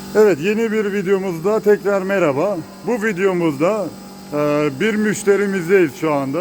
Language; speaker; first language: Turkish; native; Turkish